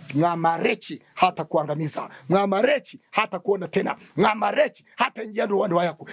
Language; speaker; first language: Swahili; non-native, local second language; Kinyarwanda